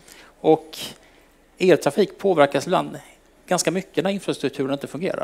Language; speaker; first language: Swedish; native; Swedish